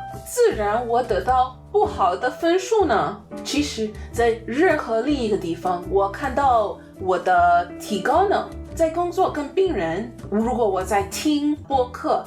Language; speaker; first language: Chinese; non-native, learner; English